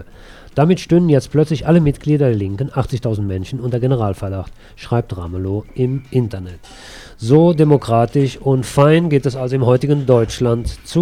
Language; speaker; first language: German; native; German